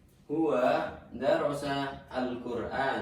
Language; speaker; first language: Arabic; non-native, learner; Indonesian